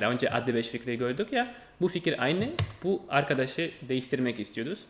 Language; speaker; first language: Turkish; non-native, fluent; Russian